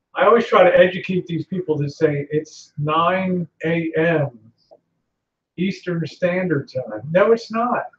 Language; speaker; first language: English; native; English